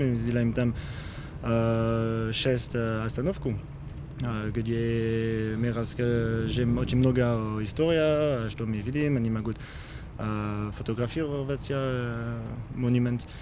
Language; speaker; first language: Russian; non-native, learner; French